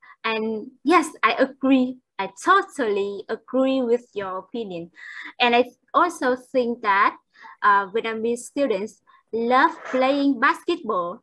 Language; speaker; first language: English; non-native, fluent; Vietnamese